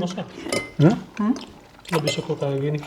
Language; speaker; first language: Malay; early bilingual, heritage; Indonesian